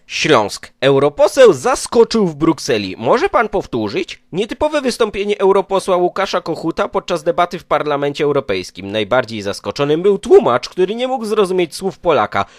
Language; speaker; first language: Polish; native; Polish